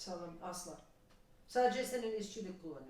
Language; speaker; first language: Turkish; non-native, learner; English